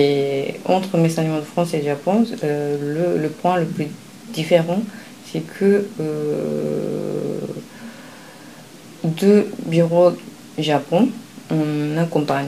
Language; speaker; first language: French; non-native, fluent; Japanese